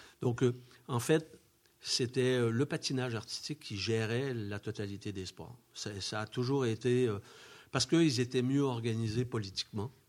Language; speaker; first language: French; native; French